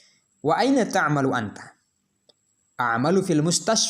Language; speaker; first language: Arabic; non-native, fluent; Indonesian